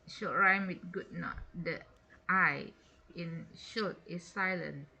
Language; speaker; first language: English; non-native, fluent; Indonesian